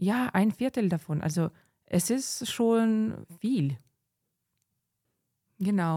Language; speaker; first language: German; non-native, fluent; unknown